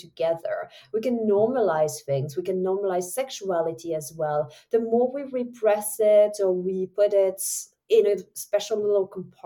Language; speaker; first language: English; non-native, fluent; French